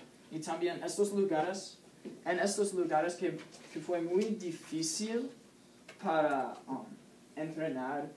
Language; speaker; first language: Spanish; non-native, learner; English